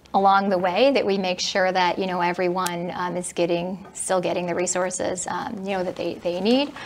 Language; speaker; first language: English; native; English